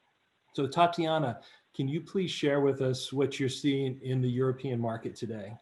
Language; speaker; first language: English; native; English